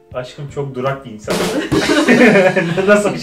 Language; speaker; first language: Turkish; native; Turkish